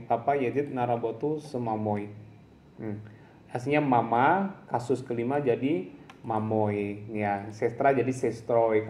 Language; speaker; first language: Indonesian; non-native, local second language; Javanese